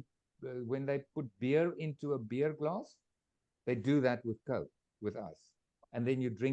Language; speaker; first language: English; non-native, fluent; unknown